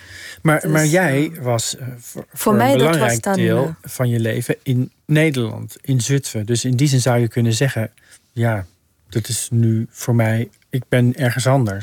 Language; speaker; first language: Dutch; native; Dutch